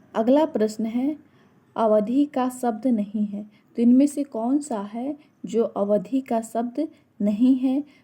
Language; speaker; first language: Hindi; native; Hindi